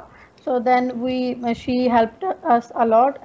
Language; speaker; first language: English; non-native, local second language; Punjabi